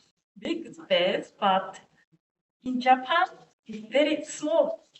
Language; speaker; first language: English; non-native, learner; Japanese